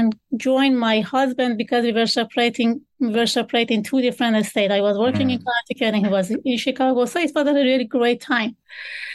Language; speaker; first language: English; non-native, fluent; Persian